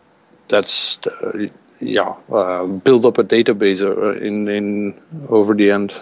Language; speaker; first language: English; non-native, fluent; Dutch